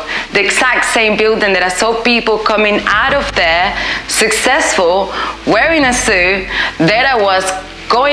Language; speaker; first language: English; non-native, fluent; Spanish